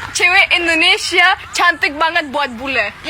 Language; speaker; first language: Indonesian; non-native, fluent; German